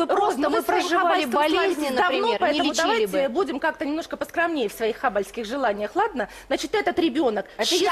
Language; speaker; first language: Russian; native; Russian